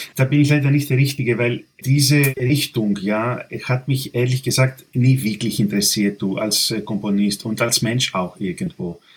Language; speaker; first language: German; non-native, fluent; Greek